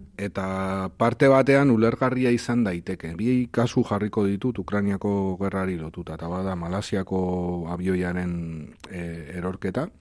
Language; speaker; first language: Basque; native; Basque